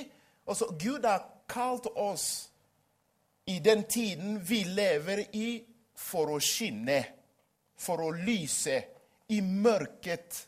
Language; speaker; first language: Norwegian; non-native, fluent; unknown